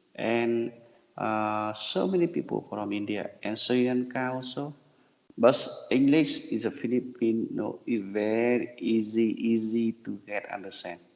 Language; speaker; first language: English; non-native, learner; Vietnamese